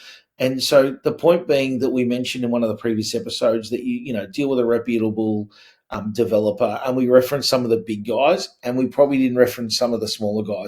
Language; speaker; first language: English; native; English